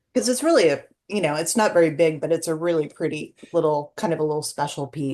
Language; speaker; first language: English; native; English